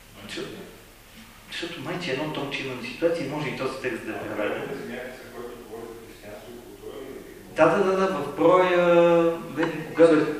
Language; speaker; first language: Bulgarian; native; Bulgarian